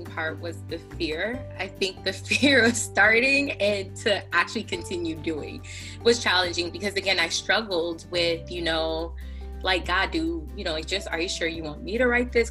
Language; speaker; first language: English; native; English